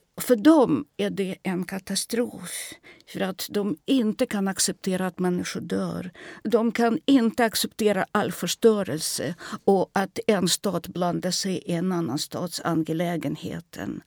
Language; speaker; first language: Swedish; non-native, fluent; Russian